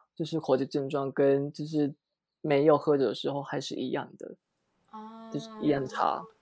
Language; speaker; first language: Chinese; non-native, fluent; Japanese